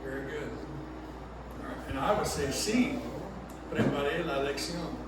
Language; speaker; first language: Spanish; non-native, fluent; English